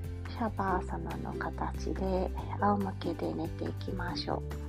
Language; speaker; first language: Japanese; native; Japanese